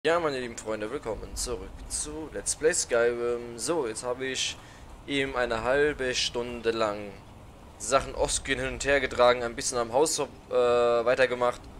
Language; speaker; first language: German; native; German